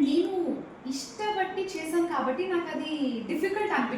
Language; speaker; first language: Telugu; non-native, local second language; Kannada